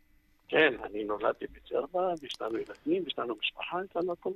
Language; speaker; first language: Hebrew; non-native, fluent; Arabic